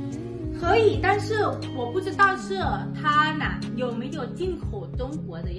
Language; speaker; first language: Chinese; non-native, fluent; Thai